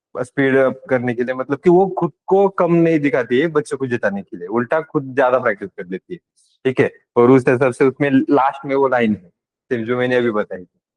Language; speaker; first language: Hindi; non-native, local second language; Marathi